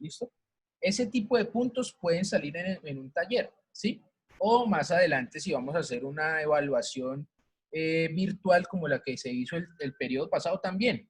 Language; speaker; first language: Spanish; native; Spanish